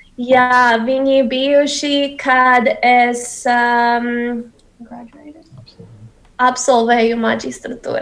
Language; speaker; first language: Latvian; non-native, learner; Spanish